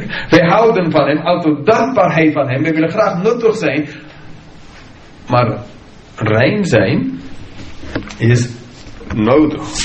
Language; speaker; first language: Dutch; non-native, fluent; English